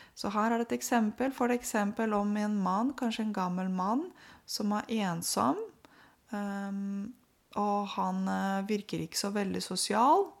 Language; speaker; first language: Norwegian; non-native, fluent; Romanian